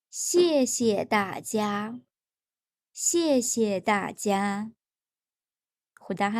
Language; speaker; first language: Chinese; non-native, fluent; Urdu